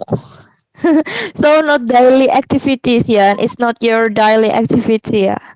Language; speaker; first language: English; non-native, fluent; Indonesian